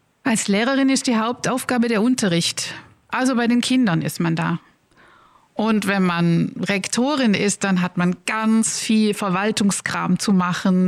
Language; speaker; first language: German; native; German